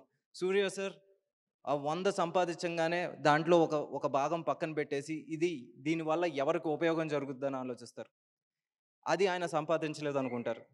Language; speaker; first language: Telugu; native; Telugu